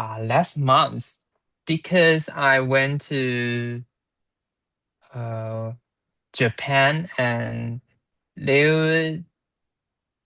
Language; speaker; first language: English; non-native, learner; Chinese